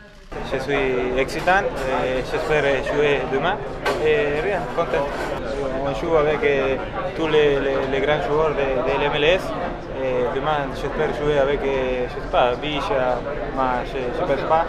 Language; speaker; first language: French; non-native, learner; Spanish